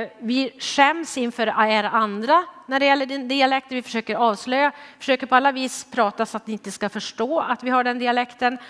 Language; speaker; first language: Swedish; native; Swedish